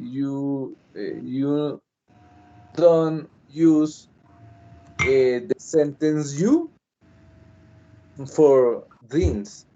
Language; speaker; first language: English; non-native, learner; Spanish